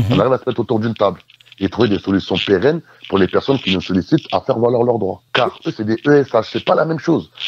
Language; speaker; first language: French; native; French